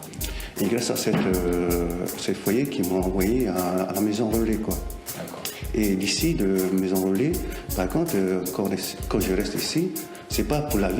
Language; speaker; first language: French; non-native, local second language; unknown